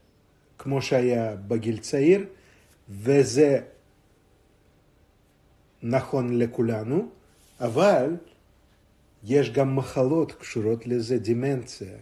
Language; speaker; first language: Hebrew; non-native, fluent; Russian